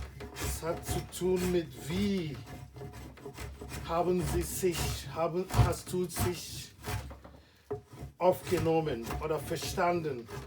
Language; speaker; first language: German; non-native, learner; Igbo